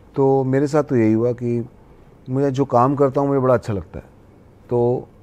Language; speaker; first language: Hindi; native; Hindi